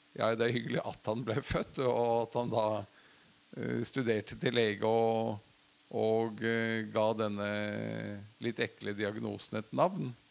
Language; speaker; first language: Norwegian; early bilingual, other home language; Latvian